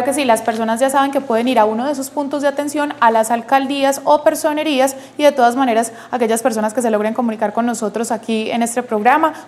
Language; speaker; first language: Spanish; native; Spanish